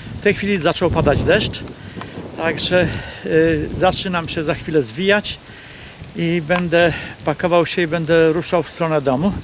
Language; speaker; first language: Polish; native; Polish